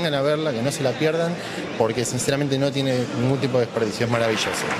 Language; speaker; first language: Spanish; native; Spanish